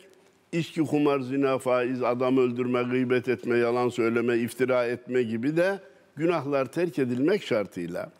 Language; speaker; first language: Turkish; native; Turkish